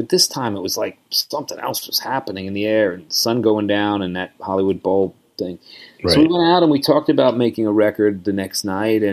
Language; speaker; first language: English; native; English